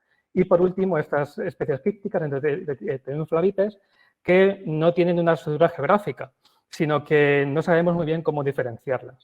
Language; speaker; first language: Spanish; native; Spanish